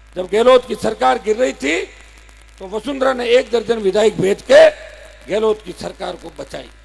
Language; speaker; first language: Hindi; native; Hindi